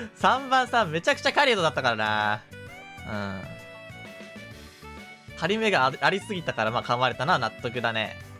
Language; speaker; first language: Japanese; native; Japanese